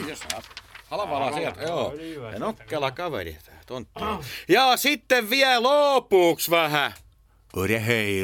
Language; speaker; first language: Finnish; native; Finnish